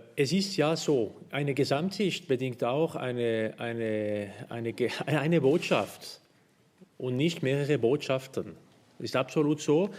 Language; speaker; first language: German; non-native, local second language; French